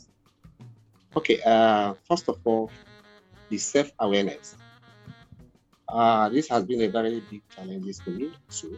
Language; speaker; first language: English; non-native, local second language; Igbo